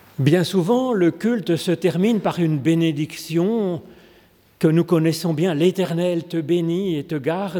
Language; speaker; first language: French; native; French